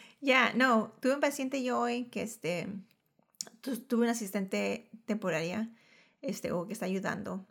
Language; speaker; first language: Spanish; early bilingual, heritage; Spanish